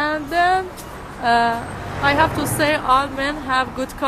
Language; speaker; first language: English; non-native, learner; Persian